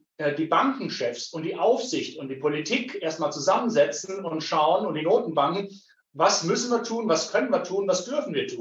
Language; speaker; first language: German; native; German